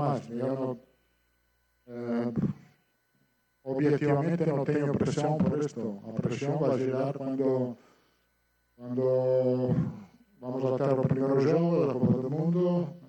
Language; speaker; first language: Spanish; non-native, fluent; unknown